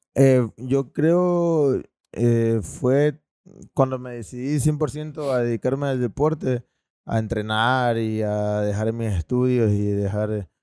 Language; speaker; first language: Spanish; native; Spanish